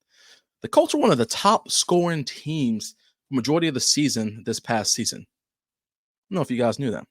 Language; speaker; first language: English; native; English